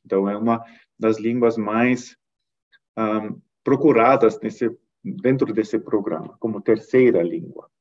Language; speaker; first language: Portuguese; non-native, fluent; German